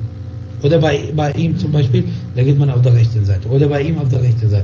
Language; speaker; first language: German; non-native, fluent; Arabic